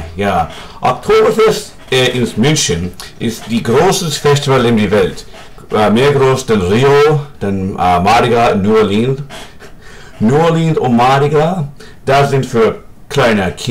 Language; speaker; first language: German; non-native, learner; English